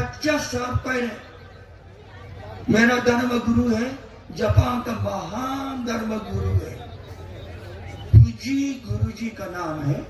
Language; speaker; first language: Hindi; non-native, learner; Japanese